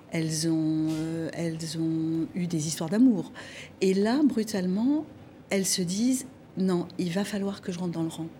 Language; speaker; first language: French; non-native, local second language; Arabic